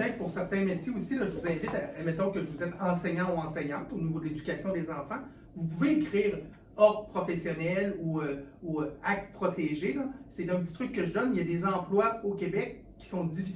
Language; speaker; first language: French; native; French